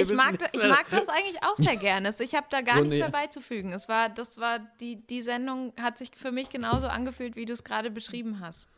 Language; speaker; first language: German; native; German